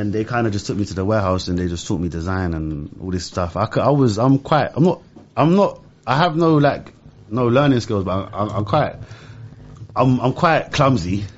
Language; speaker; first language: English; non-native, local second language; Arabic